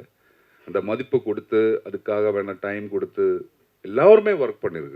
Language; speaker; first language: Tamil; non-native, learner; Malayalam